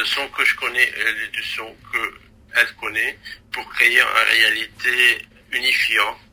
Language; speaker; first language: French; non-native, local second language; Arabic